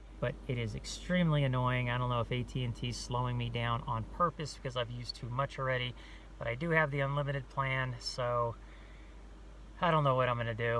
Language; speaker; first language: English; native; English